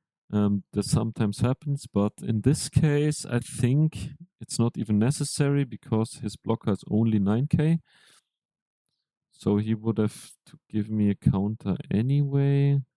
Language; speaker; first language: English; non-native, fluent; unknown